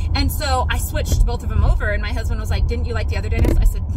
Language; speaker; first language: English; native; English